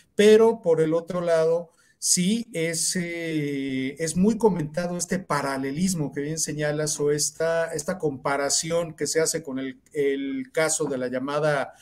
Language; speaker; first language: Spanish; native; Spanish